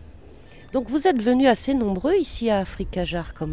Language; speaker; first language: French; native; French